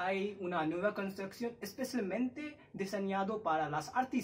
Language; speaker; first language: Spanish; non-native, learner; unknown